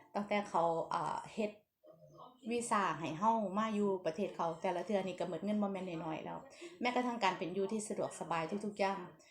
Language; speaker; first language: Thai; non-native, local second language; Northeastern Thai